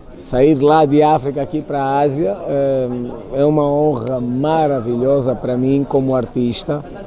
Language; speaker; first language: Portuguese; native; Portuguese